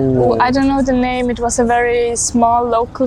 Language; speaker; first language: English; non-native, fluent; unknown